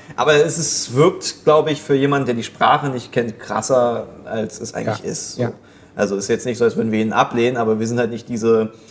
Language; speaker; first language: German; native; German